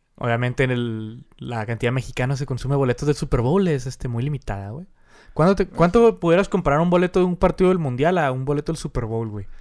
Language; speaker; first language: Spanish; native; Spanish